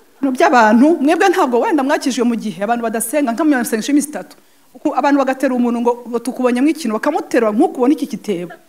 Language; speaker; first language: Kinyarwanda; native; Kinyarwanda